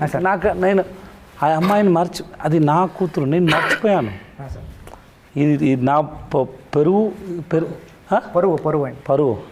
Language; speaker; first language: Telugu; non-native, learner; Tamil